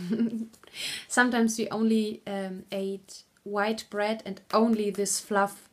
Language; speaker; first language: English; non-native, fluent; German